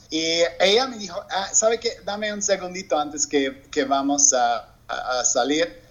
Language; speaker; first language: Spanish; non-native, learner; English